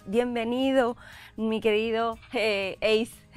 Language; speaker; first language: Spanish; native; Spanish